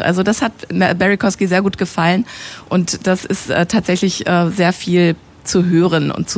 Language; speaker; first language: German; native; German